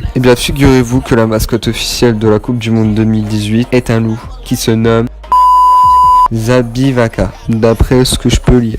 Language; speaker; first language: French; native; French